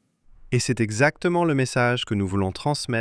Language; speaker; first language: French; native; French